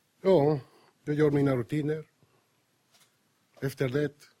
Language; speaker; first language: Swedish; non-native, fluent; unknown